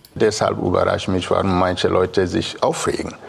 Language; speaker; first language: German; non-native, fluent; Igbo